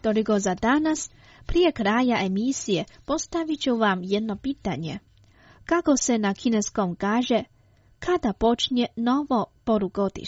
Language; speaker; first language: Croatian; non-native, fluent; Chinese